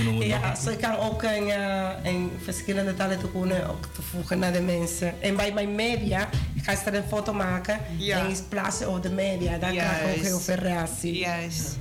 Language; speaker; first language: Dutch; non-native, learner; Spanish